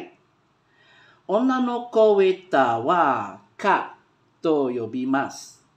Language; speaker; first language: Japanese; non-native, learner; Malay